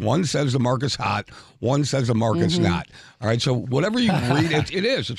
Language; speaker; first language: English; native; English